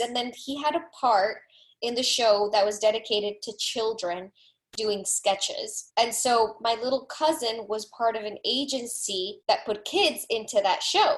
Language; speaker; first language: English; early bilingual, other home language; Spanish